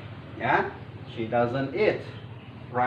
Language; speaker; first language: English; non-native, learner; Indonesian